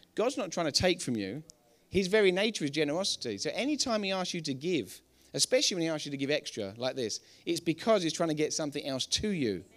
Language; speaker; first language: English; native; English